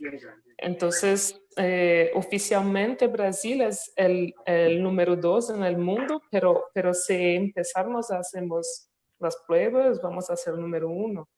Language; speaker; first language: Spanish; non-native, fluent; Portuguese